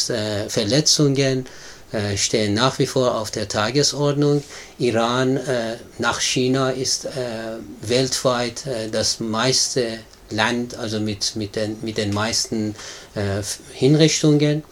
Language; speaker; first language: German; non-native, fluent; Persian